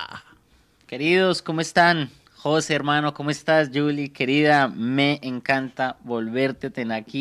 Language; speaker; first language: Spanish; native; Spanish